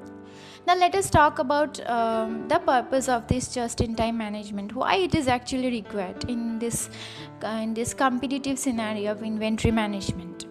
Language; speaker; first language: English; non-native, local second language; Bangla